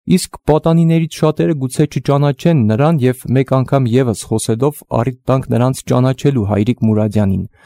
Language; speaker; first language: Armenian; native; Armenian